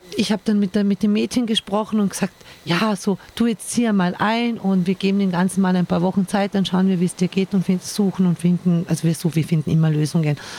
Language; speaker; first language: German; early bilingual, other home language; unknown